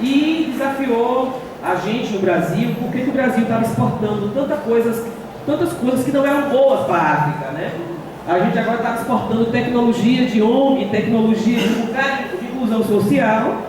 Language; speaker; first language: Portuguese; native; Portuguese